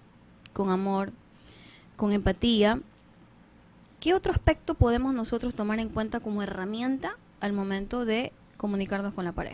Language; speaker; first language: Spanish; native; Spanish